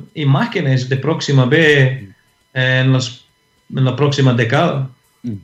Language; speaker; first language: Spanish; non-native, fluent; English